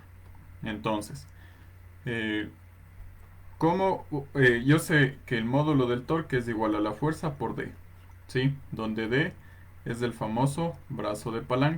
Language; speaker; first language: Spanish; native; Spanish